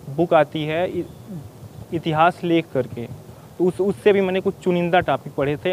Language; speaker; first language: Hindi; native; Hindi